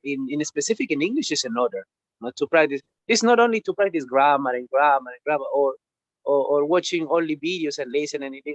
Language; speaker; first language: English; non-native, learner; Spanish